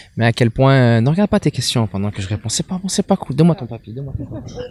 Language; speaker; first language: French; native; French